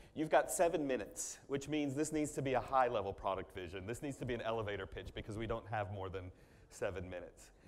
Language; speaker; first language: English; native; English